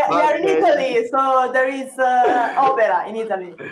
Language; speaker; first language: English; non-native, fluent; Italian